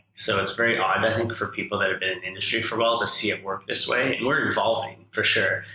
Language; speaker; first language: English; native; English